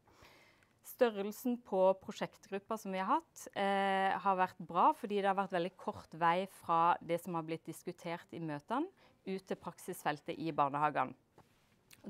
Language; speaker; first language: Norwegian; native; Norwegian